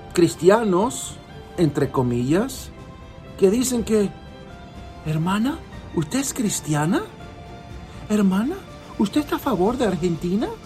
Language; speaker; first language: Spanish; early bilingual, heritage; Spanish